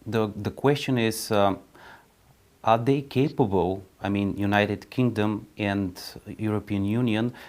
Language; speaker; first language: English; non-native, fluent; Bulgarian